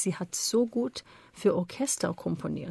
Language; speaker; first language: German; non-native, fluent; Hebrew